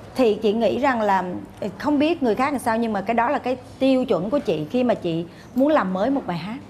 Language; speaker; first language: Vietnamese; native; Vietnamese